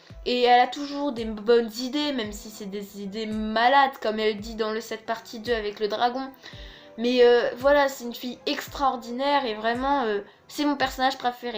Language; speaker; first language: French; native; French